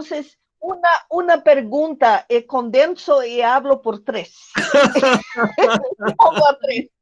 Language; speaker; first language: Spanish; non-native, learner; Portuguese